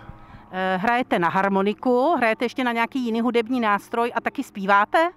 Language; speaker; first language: Czech; native; Czech